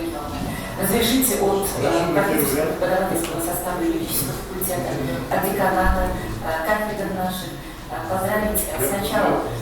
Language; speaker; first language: Russian; native; Russian